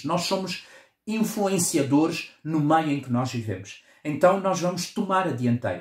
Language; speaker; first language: Portuguese; native; Portuguese